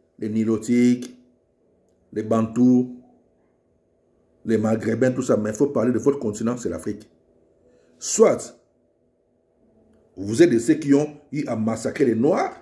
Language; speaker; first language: French; non-native, local second language; Lingala